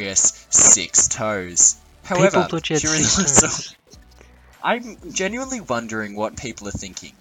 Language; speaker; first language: English; native; English